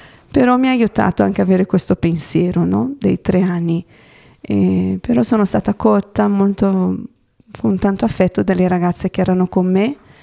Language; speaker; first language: Italian; non-native, fluent; Portuguese